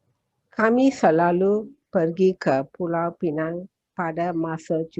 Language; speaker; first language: Indonesian; non-native, learner; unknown